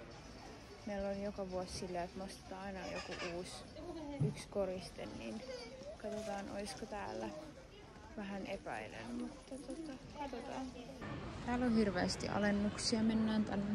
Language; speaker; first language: Finnish; native; Finnish